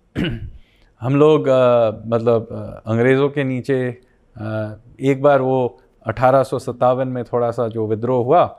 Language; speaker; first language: Hindi; non-native, local second language; Bangla